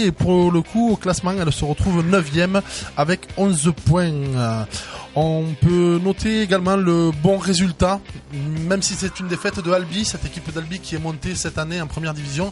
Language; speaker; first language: French; native; French